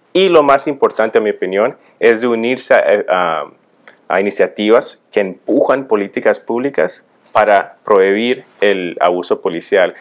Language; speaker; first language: Spanish; early bilingual, heritage; Spanish